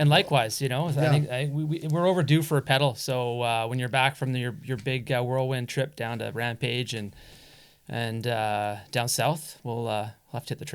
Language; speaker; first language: English; native; English